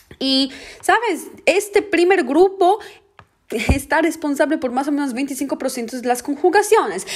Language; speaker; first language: Spanish; non-native, fluent; Polish